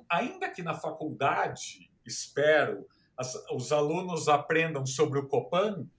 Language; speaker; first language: Portuguese; native; Portuguese